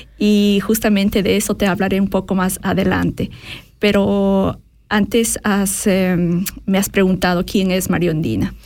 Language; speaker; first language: Spanish; native; Spanish